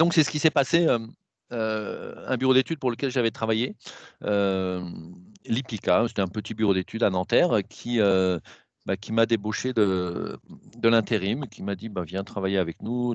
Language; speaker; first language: French; native; French